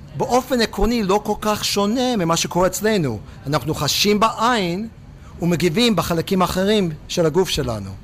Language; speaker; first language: Hebrew; non-native, fluent; English